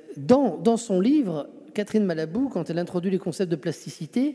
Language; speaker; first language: French; native; French